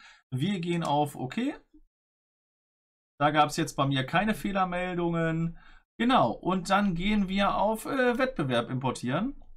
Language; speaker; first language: German; native; German